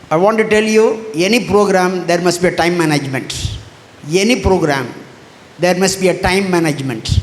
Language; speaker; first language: English; non-native, local second language; Tamil